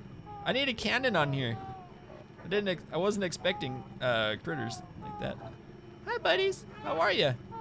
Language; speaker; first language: English; native; English